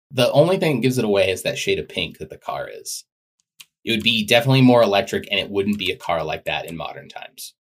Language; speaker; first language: English; native; English